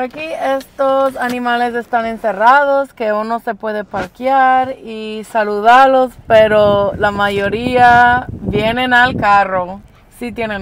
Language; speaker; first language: Spanish; early bilingual, heritage; English